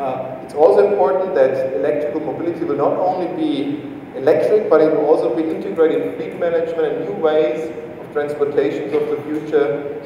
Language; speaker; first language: English; non-native, fluent; German